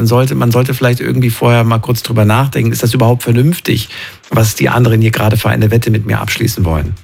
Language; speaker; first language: German; native; German